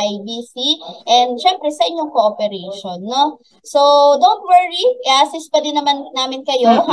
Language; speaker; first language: Filipino; native; Filipino